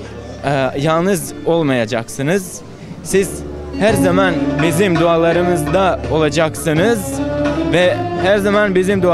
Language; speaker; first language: Turkish; non-native, learner; Bosnian